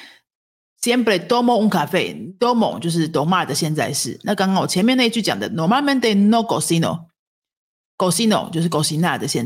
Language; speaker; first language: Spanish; non-native, fluent; Chinese